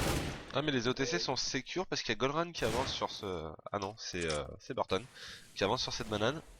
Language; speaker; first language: French; native; French